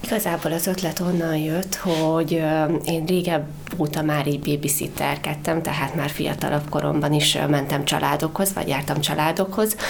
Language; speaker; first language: Hungarian; native; Hungarian